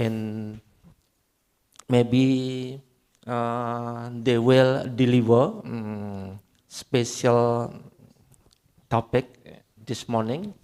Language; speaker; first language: English; non-native, learner; Indonesian